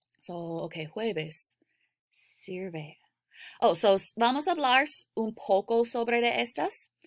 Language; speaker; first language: Spanish; non-native, learner; English